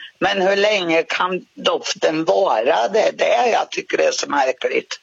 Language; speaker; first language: Swedish; native; Swedish